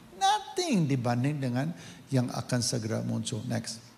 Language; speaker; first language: Indonesian; non-native, fluent; English